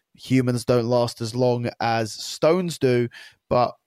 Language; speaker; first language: English; native; English